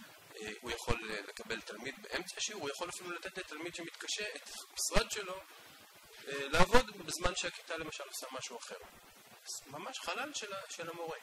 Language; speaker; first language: Hebrew; native; Hebrew